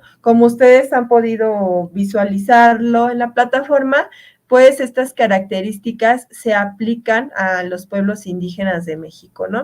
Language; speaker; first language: Spanish; native; Spanish